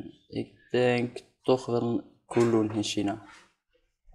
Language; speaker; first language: Dutch; early bilingual, other home language; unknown